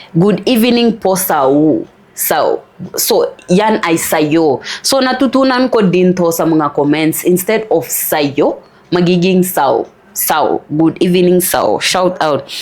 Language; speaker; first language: Filipino; non-native, fluent; Swahili